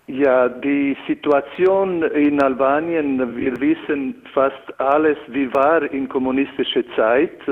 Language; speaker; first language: German; non-native, learner; Albanian